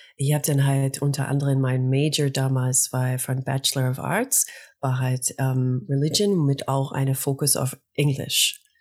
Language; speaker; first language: German; non-native, fluent; English